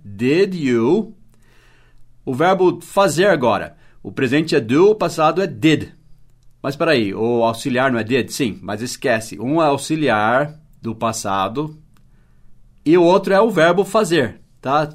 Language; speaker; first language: Portuguese; non-native, fluent; English